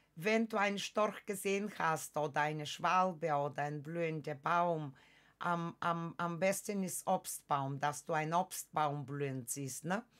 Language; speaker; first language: German; non-native, fluent; Bulgarian